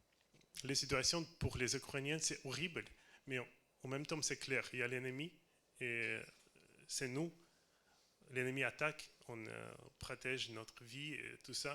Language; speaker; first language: French; non-native, learner; Russian